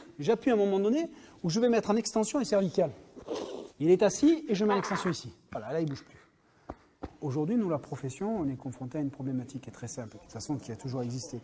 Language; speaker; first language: French; native; French